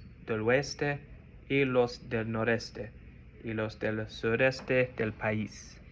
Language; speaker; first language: Spanish; non-native, learner; English